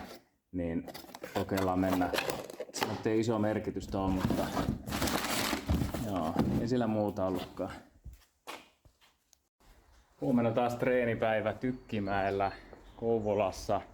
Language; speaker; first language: Finnish; native; Finnish